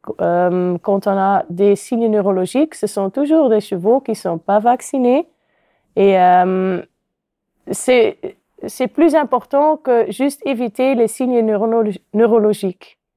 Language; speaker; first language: French; non-native, local second language; Dutch